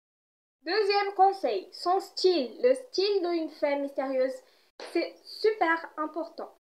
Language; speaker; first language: French; non-native, fluent; Portuguese